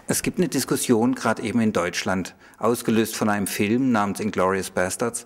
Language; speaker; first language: German; native; German